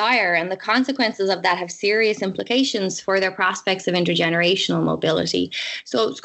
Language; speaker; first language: English; native; English